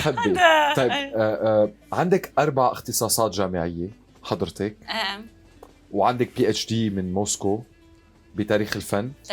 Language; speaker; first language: Arabic; native; Arabic